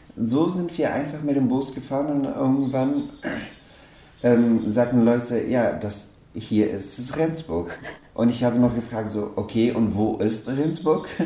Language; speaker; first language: German; non-native, fluent; Persian